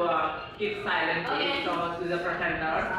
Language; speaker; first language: English; non-native, learner; Indonesian